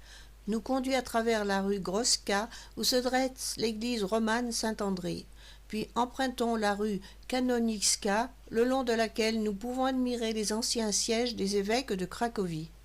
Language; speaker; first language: French; native; French